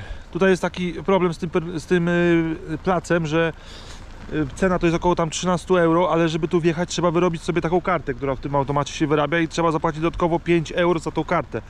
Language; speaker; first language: Polish; native; Polish